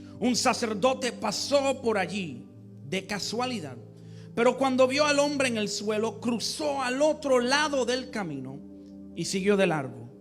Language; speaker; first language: Spanish; early bilingual, heritage; English